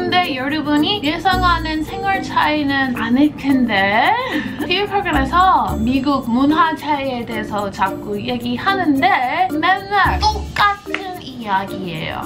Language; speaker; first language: Korean; non-native, fluent; English